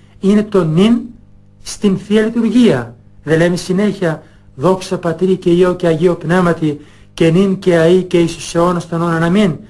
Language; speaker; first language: Greek; non-native, fluent; Albanian